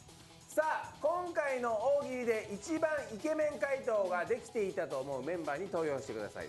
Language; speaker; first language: Japanese; native; Japanese